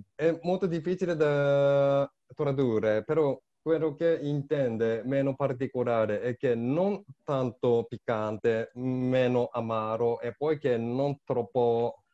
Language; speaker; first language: Italian; non-native, learner; Japanese